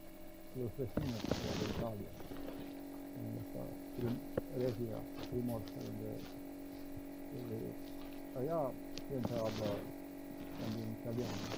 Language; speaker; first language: Spanish; non-native, learner; Slovenian